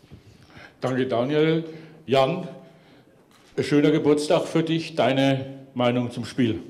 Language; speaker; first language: German; native; German